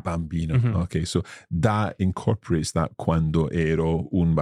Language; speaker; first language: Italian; non-native, fluent; English